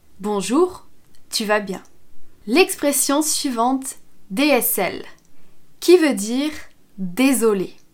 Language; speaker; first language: French; native; French